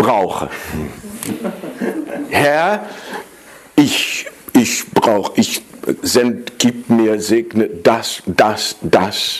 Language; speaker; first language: German; non-native, fluent; Dutch